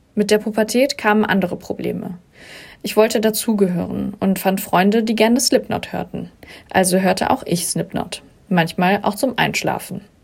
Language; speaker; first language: German; native; German